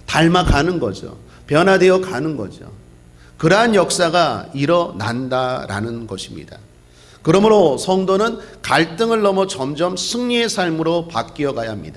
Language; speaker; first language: Korean; native; Korean